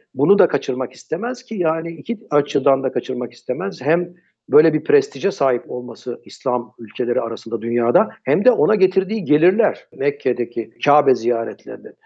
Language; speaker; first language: Turkish; early bilingual, heritage; Turkish